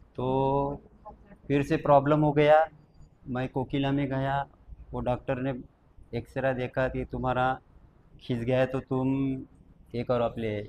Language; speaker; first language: Hindi; non-native, local second language; Marathi